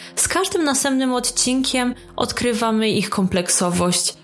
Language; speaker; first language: Polish; early bilingual, heritage; Italian